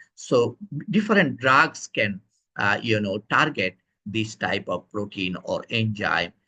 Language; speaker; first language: English; non-native, local second language; Bangla